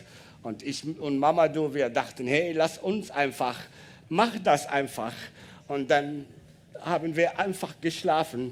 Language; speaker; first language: German; non-native, learner; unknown